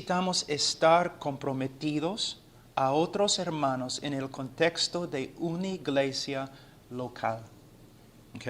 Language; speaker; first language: Spanish; non-native, fluent; English